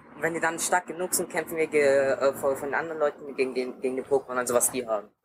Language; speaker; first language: German; native; German